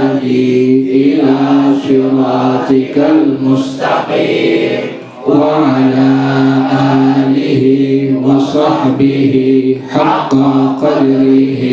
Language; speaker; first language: Arabic; non-native, fluent; Indonesian